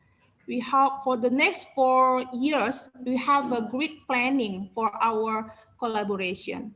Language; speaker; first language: English; non-native, learner; Indonesian